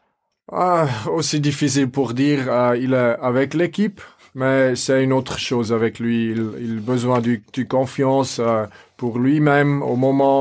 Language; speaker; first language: French; non-native, fluent; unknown